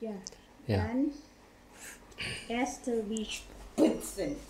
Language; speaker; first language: German; non-native, learner; Thai